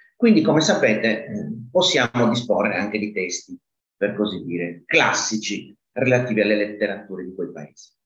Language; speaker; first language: Italian; native; Italian